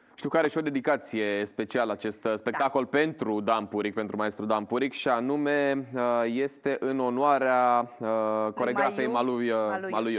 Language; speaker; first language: Romanian; native; Romanian